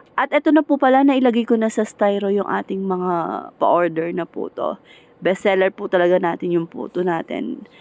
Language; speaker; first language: Filipino; native; Filipino